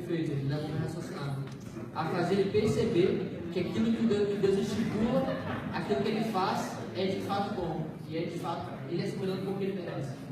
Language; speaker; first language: Portuguese; native; Portuguese